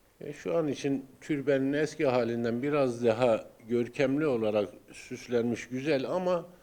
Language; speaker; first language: Turkish; native; Turkish